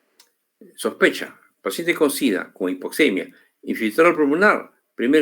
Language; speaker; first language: Spanish; native; Spanish